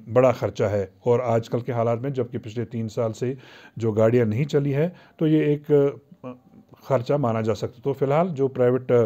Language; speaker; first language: Hindi; non-native, local second language; Kashmiri